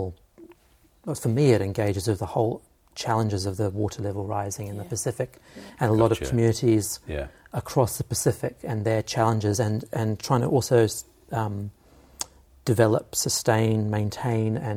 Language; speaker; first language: English; native; English